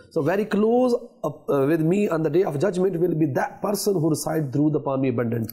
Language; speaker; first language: English; non-native, local second language; Urdu